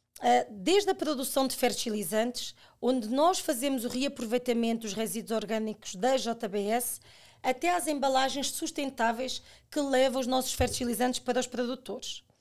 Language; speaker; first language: Portuguese; native; Portuguese